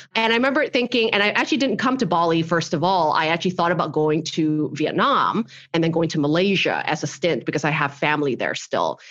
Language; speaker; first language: English; early bilingual, other home language; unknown